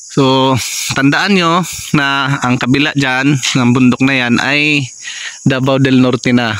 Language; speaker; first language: Filipino; non-native, local second language; Cebuano